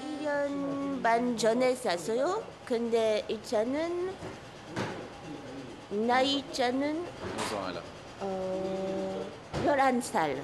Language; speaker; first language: Korean; non-native, learner; French